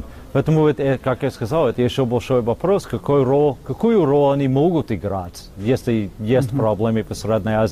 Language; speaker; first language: Russian; non-native, fluent; English